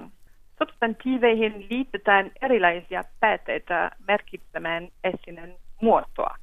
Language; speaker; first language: Finnish; non-native, fluent; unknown